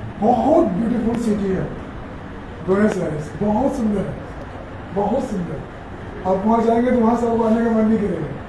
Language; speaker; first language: Hindi; native; Hindi